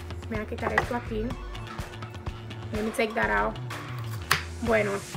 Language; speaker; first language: Spanish; early bilingual, heritage; Spanish